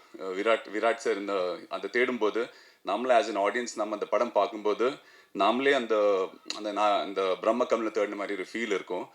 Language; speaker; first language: Tamil; non-native, fluent; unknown